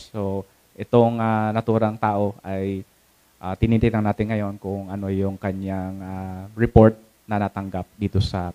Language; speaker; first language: Filipino; native; Filipino